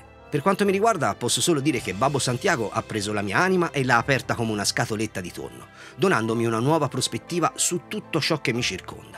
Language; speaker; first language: Italian; native; Italian